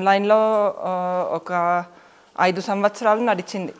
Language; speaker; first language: Telugu; non-native, fluent; Finnish